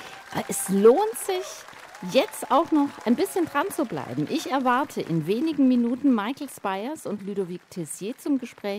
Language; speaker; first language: German; native; German